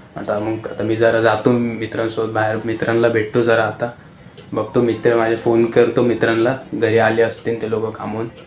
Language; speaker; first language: Marathi; native; Marathi